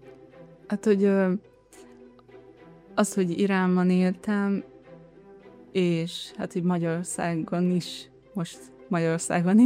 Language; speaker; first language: Hungarian; early bilingual, heritage; Hungarian